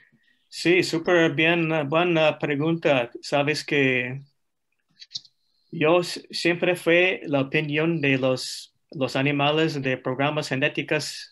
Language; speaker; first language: Spanish; non-native, fluent; English